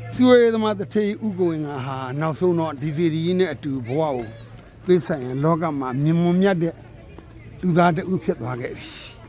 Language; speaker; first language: Burmese; native; Burmese